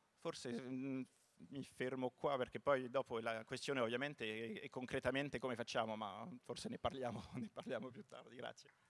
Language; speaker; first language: Italian; early bilingual, heritage; Italian